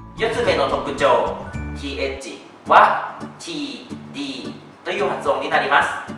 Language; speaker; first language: Japanese; non-native, fluent; Thai